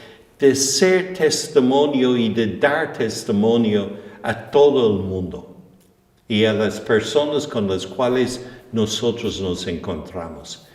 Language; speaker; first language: Spanish; non-native, fluent; English